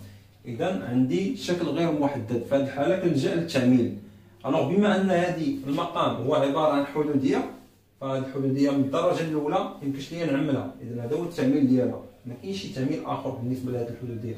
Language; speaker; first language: Arabic; native; Arabic